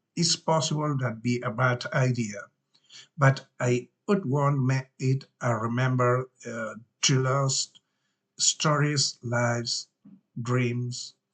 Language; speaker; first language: English; non-native, learner; Galician